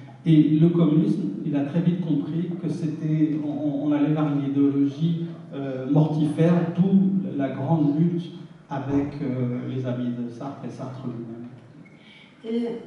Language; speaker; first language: French; early bilingual, other home language; Arabic